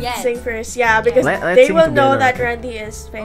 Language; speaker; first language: English; non-native, local second language; Filipino